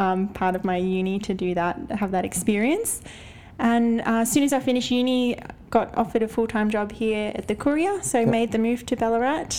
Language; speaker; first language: English; native; English